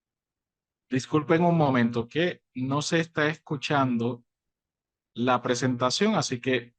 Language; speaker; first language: Spanish; native; Spanish